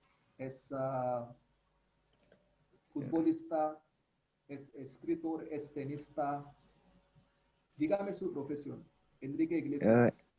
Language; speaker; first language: Spanish; non-native, fluent; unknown